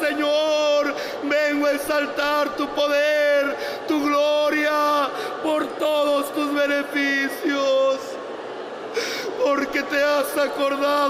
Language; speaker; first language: Spanish; native; Spanish